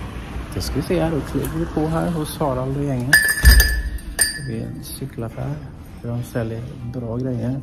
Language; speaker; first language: Swedish; native; Swedish